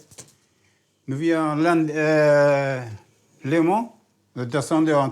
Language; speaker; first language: French; non-native, learner; Turkish